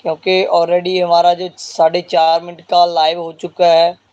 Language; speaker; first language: Hindi; non-native, local second language; Punjabi